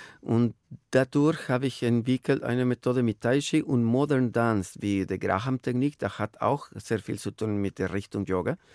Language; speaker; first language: German; non-native, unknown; Spanish